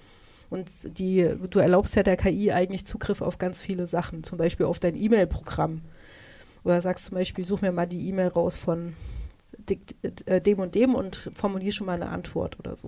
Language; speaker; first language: German; native; German